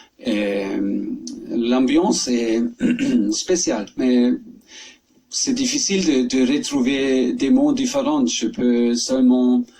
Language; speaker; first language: French; non-native, learner; German